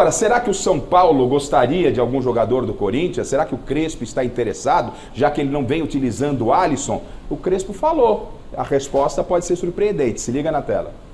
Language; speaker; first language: Portuguese; native; Portuguese